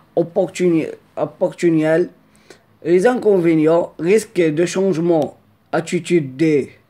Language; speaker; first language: French; non-native, local second language; Arabic